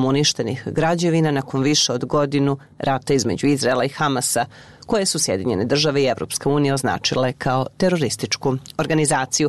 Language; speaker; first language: Serbian; native; Serbian